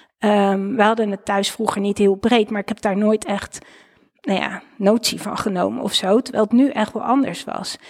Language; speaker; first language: Dutch; native; Dutch